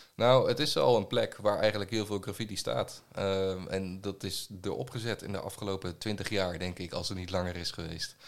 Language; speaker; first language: Dutch; native; Dutch